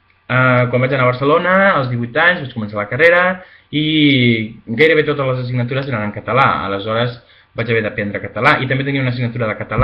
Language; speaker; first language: Catalan; non-native, local second language; Spanish